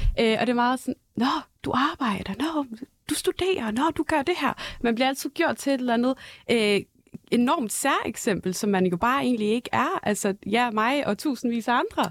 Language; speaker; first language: Danish; early bilingual, other home language; Arabic